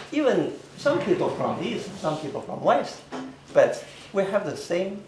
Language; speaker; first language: English; non-native, learner; Chinese